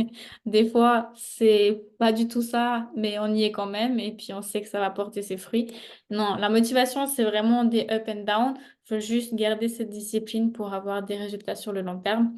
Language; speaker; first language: French; native; French